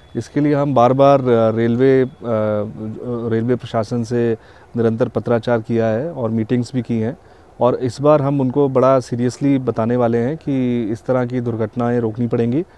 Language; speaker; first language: Hindi; native; Hindi